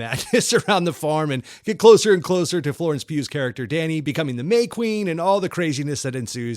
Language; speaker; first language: English; native; English